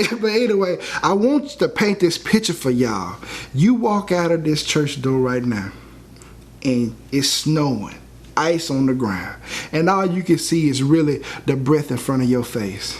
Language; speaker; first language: English; native; English